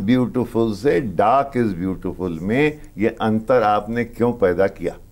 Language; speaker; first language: Hindi; native; Hindi